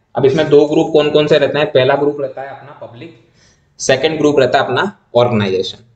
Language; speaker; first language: Hindi; native; Hindi